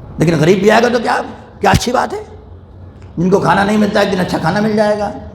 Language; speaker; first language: Urdu; native; Urdu